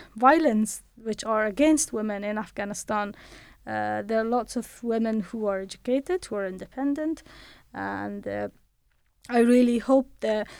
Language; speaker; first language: English; non-native, fluent; Persian